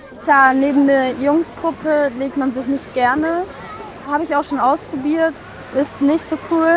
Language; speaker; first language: German; native; German